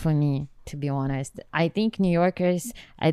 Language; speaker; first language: English; non-native, learner; Ukrainian